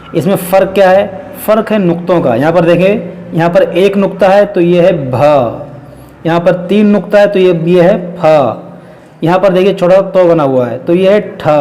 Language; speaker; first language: Hindi; native; Hindi